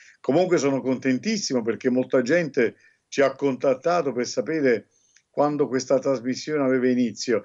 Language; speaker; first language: Italian; native; Italian